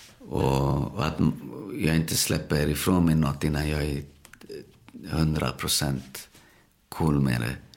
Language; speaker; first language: Swedish; early bilingual, other home language; Spanish